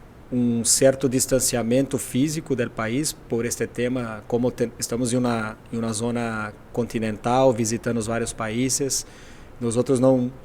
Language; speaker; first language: Spanish; non-native, fluent; Portuguese